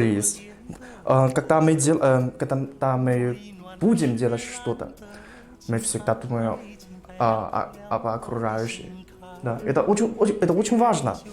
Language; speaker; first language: Russian; non-native, learner; Chinese